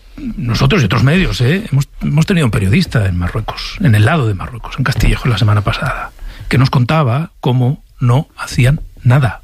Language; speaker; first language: Spanish; native; Spanish